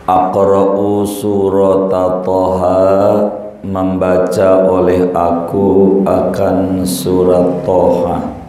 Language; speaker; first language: Indonesian; native; Indonesian